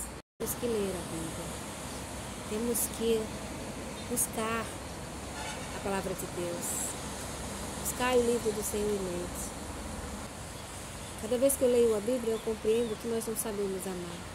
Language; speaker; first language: Portuguese; native; Portuguese